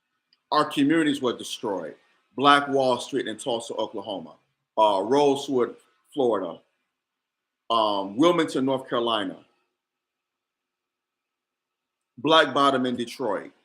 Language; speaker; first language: English; native; English